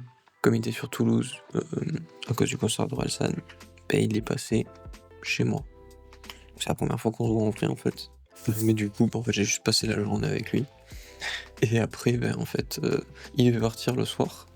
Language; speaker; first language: French; native; French